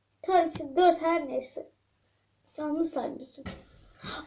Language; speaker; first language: Turkish; native; Turkish